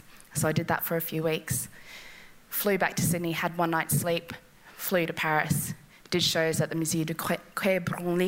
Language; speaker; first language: English; native; English